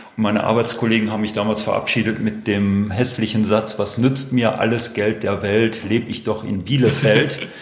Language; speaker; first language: German; native; German